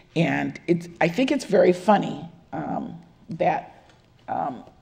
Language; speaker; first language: English; native; English